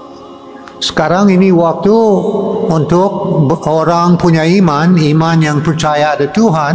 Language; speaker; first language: Indonesian; non-native, fluent; English